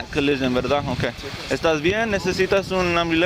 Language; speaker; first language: Spanish; early bilingual, heritage; English